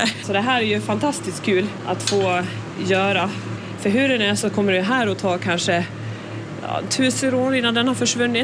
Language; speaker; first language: Swedish; native; Swedish